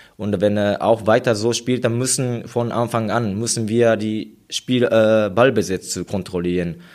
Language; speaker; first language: German; non-native, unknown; Japanese